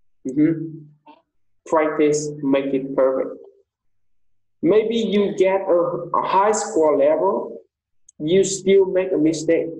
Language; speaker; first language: English; non-native, fluent; Vietnamese